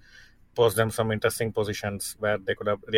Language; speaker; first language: English; non-native, local second language; Tamil